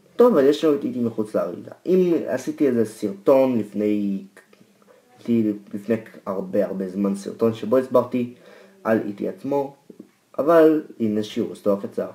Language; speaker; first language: Hebrew; native; Hebrew